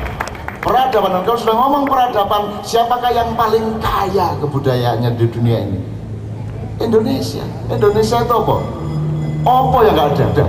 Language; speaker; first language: Indonesian; non-native, local second language; Javanese